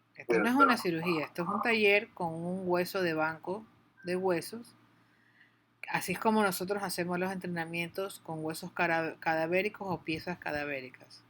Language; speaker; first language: Spanish; native; Spanish